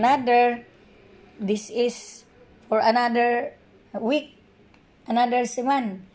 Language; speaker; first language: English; non-native, learner; Filipino